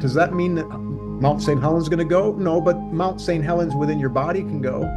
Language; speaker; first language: English; native; English